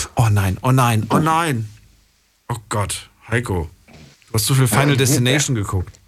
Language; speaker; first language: German; native; German